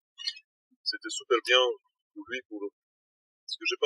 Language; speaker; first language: French; non-native, learner; Russian